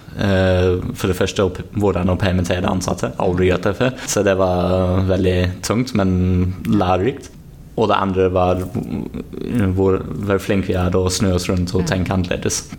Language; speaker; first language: Norwegian; non-native, fluent; English